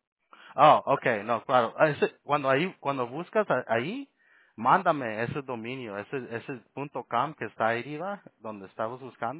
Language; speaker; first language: Spanish; early bilingual, heritage; Spanish